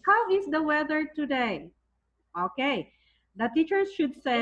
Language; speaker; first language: English; non-native, fluent; Thai